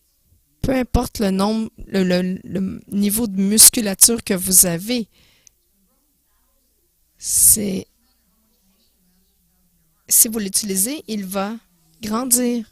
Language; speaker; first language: French; non-native, fluent; English